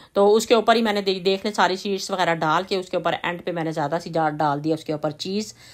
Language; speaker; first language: Urdu; native; Urdu